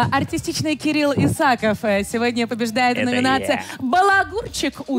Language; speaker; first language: Russian; native; Russian